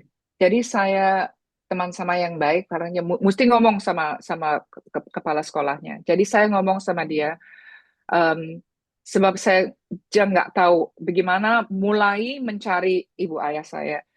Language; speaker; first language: Indonesian; early bilingual, heritage; Indonesian